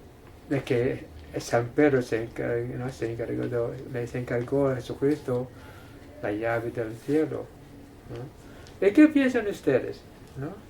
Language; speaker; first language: Spanish; non-native, fluent; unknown